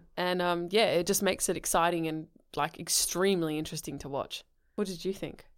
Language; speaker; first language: English; native; English